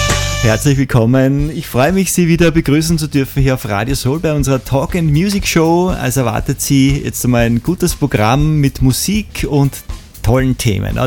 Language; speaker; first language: German; native; German